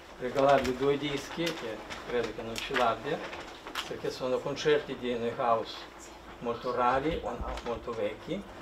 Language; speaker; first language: Italian; non-native, fluent; Russian